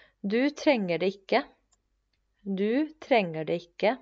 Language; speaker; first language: Norwegian; non-native, fluent; Spanish